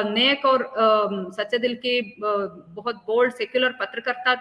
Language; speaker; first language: Hindi; non-native, local second language; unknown